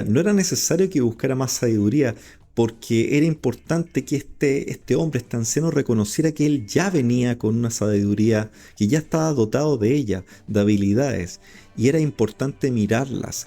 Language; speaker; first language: Spanish; native; Spanish